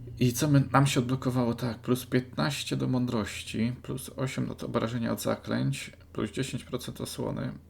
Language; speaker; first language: Polish; native; Polish